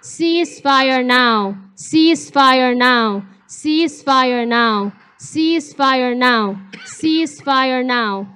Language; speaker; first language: English; early bilingual, other home language; Arabic